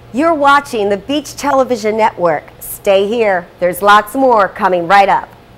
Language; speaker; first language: English; native; English